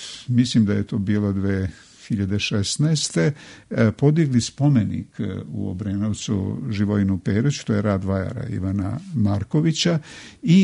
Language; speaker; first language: Serbian; native; Serbian